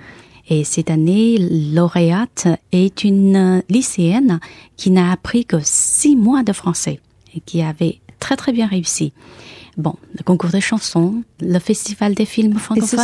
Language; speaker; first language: French; non-native, fluent; Chinese